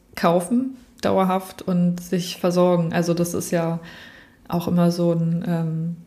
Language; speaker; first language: German; native; German